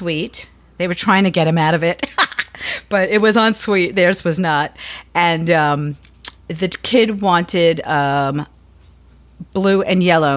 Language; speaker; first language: English; native; English